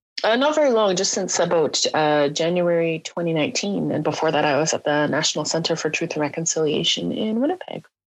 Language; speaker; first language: English; native; English